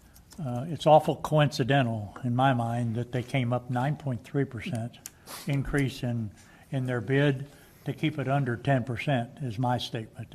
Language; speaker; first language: English; native; English